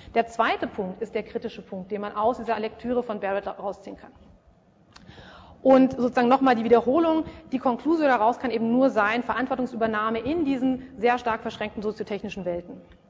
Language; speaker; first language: German; native; German